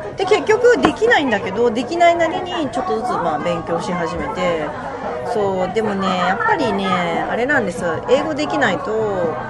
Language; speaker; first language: Japanese; native; Japanese